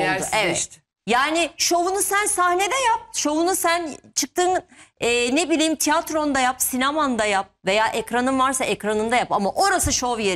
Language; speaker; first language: Turkish; native; Turkish